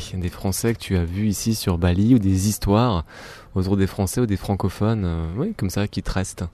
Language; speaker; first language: French; native; French